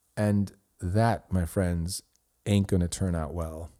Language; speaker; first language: English; non-native, fluent; Swiss German